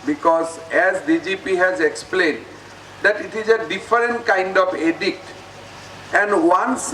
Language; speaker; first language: English; non-native, local second language; Assamese